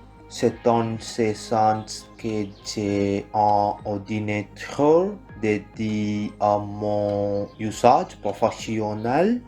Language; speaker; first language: French; non-native, learner; Tamil